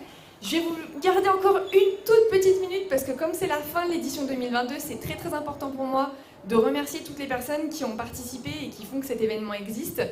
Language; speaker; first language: French; native; French